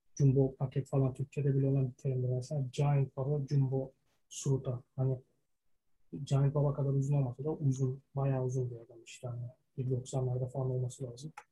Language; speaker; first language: Turkish; early bilingual, heritage; Turkish